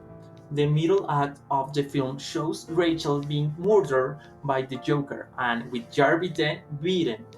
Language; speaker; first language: English; non-native, learner; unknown